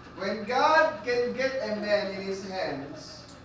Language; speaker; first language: English; non-native, local second language; Filipino